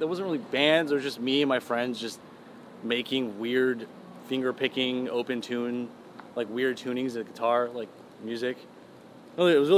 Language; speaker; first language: English; early bilingual, other home language; Persian